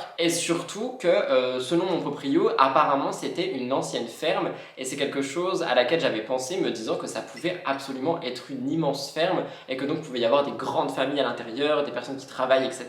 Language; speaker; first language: French; native; French